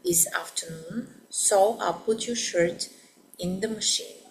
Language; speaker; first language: English; non-native, fluent; Bulgarian